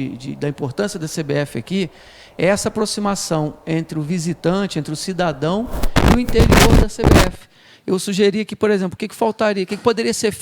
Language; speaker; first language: Portuguese; native; Portuguese